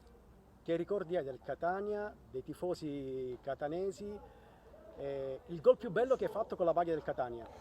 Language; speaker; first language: Italian; native; Italian